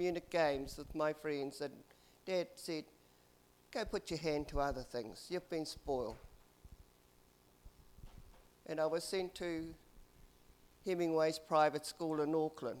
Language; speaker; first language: English; native; English